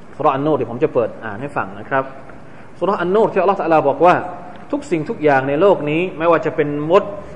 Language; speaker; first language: Thai; non-native, local second language; Malay